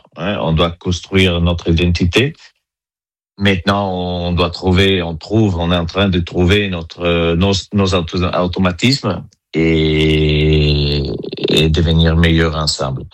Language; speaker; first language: French; non-native, fluent; Italian